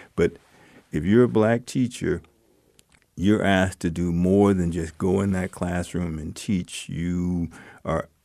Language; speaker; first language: English; native; English